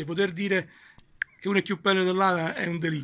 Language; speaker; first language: Italian; native; Italian